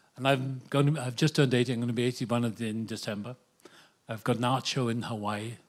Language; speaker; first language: English; native; English